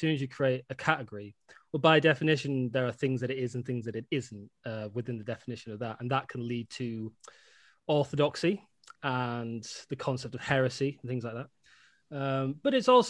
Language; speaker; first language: English; native; English